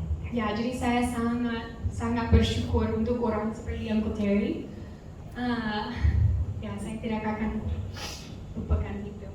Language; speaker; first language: Indonesian; non-native, fluent; English